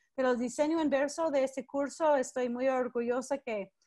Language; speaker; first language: Spanish; non-native, fluent; English